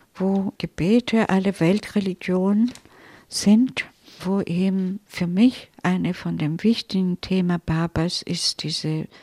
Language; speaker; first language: German; non-native, fluent; Italian